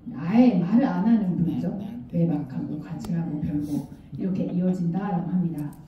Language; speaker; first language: Korean; non-native, fluent; Japanese